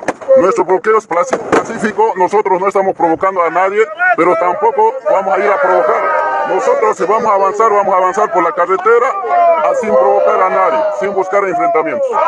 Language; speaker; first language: Spanish; native; Spanish